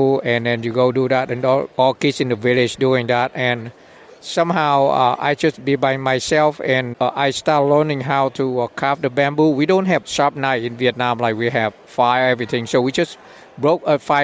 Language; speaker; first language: English; non-native, learner; Vietnamese